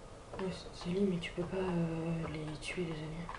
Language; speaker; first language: French; native; French